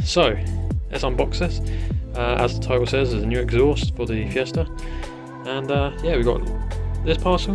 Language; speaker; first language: English; native; English